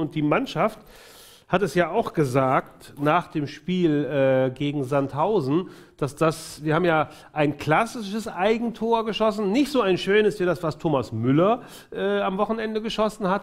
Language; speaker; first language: German; native; German